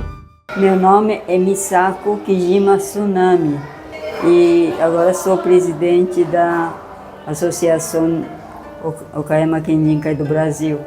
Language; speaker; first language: Portuguese; early bilingual, other home language; Japanese